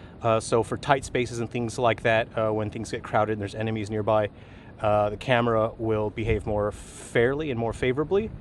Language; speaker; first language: English; native; English